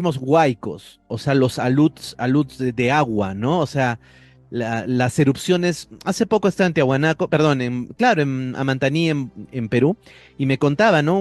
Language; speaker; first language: Spanish; native; Spanish